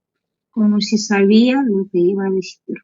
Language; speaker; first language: Spanish; non-native, learner; Russian